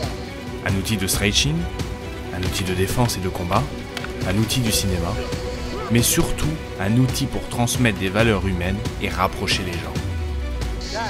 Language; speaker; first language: French; native; French